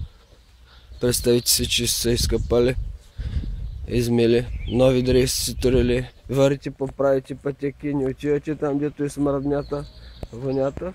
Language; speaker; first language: Bulgarian; native; Bulgarian